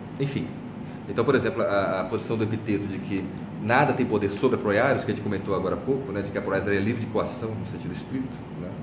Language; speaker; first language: Portuguese; native; Portuguese